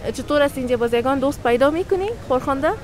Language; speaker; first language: Persian; native; Persian